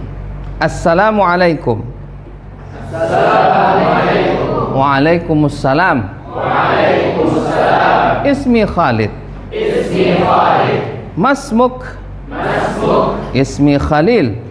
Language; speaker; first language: Arabic; non-native, learner; Indonesian